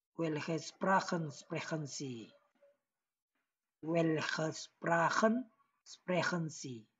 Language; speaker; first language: German; non-native, learner; Indonesian